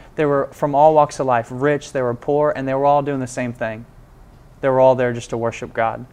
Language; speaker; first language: English; native; English